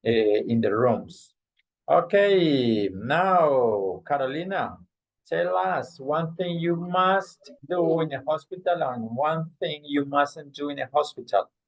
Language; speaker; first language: English; non-native, fluent; Spanish